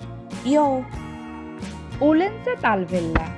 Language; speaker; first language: Finnish; non-native, learner; Bangla